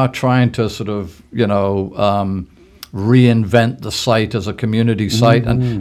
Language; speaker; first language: English; native; English